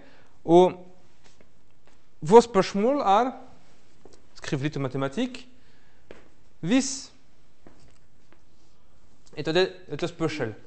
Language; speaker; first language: Norwegian; non-native, fluent; French